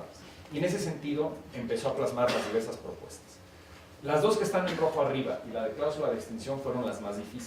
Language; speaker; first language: Spanish; native; Spanish